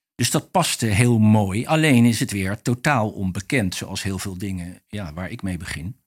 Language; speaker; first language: Dutch; native; Dutch